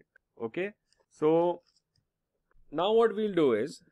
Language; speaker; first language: English; non-native, local second language; Hindi